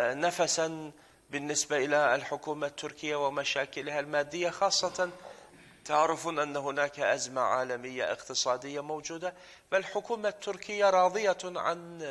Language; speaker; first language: Arabic; non-native, fluent; Turkish